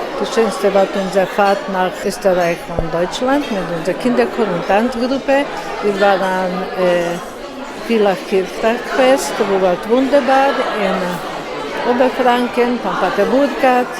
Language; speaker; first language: German; non-native, learner; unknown